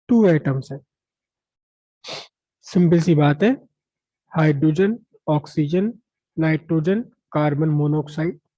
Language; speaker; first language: Hindi; native; Hindi